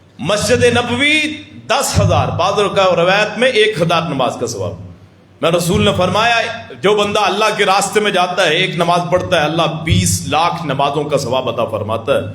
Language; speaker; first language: Urdu; non-native, local second language; Punjabi